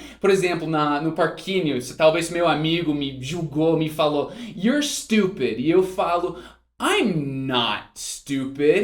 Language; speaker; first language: Portuguese; non-native, fluent; English